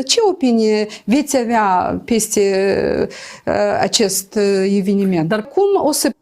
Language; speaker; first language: Romanian; non-native, local second language; Gagauz